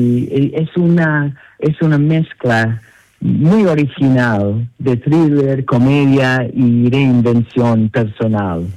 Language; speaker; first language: Spanish; non-native, learner; English